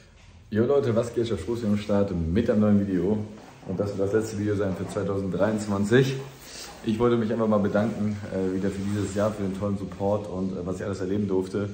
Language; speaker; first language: German; native; German